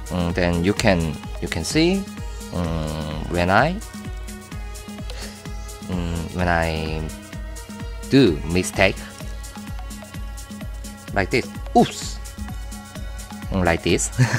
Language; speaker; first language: English; non-native, learner; Korean